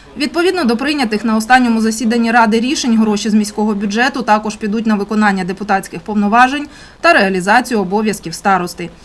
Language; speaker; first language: Ukrainian; native; Ukrainian